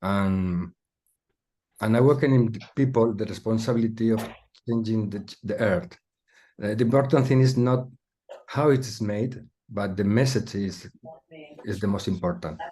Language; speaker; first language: English; non-native, learner; Spanish